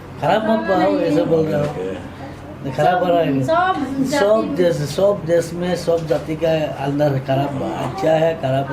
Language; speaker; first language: Hindi; non-native, local second language; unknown